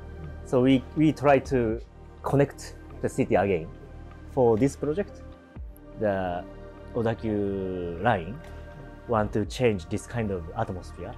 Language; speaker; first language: English; non-native, learner; Japanese